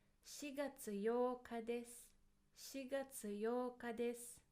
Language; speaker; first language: Japanese; non-native, fluent; English